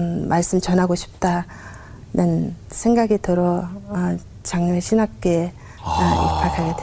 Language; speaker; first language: Korean; non-native, fluent; Mongolian